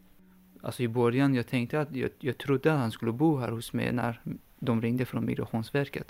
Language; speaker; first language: Swedish; non-native, learner; Persian